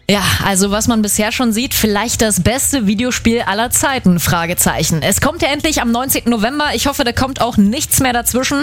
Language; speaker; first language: German; native; German